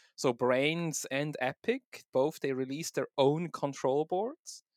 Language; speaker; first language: English; non-native, fluent; German